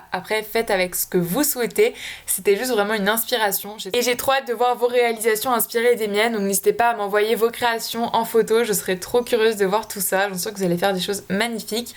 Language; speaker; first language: French; native; French